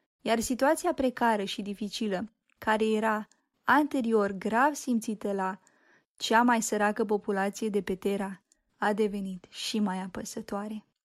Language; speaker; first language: Romanian; native; Romanian